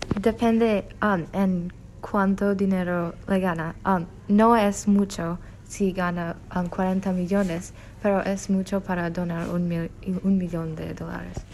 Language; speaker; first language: Spanish; non-native, learner; English